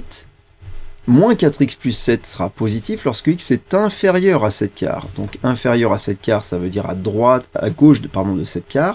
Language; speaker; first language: French; native; French